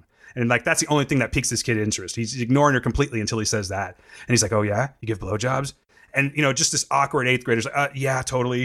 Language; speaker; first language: English; native; English